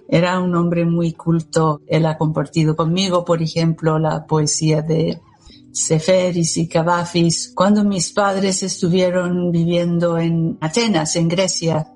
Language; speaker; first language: Spanish; early bilingual, other home language; English